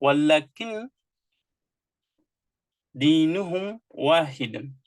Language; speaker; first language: Arabic; non-native, fluent; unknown